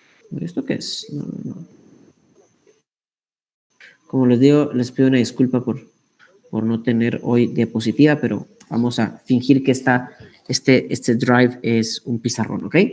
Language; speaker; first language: Spanish; native; Spanish